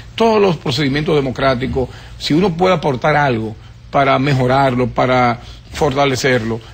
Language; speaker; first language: Spanish; native; Spanish